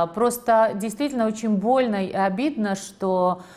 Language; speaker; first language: Russian; non-native, local second language; Georgian